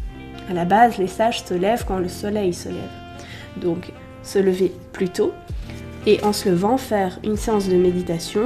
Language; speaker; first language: French; native; French